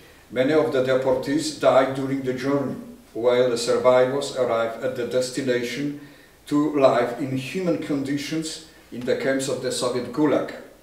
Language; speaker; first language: English; non-native, fluent; Polish